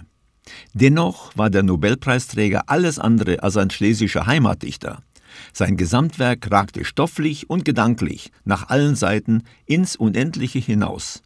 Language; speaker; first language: German; native; German